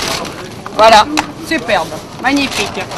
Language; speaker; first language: French; native; French